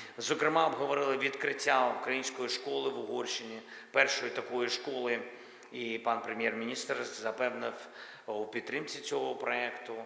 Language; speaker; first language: Ukrainian; native; Ukrainian